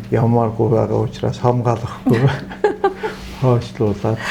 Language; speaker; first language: Mongolian; non-native, fluent; Turkish